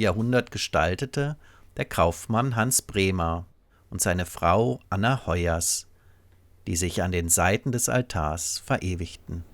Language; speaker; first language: German; native; German